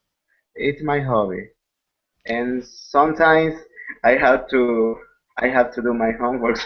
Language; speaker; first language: English; non-native, learner; Spanish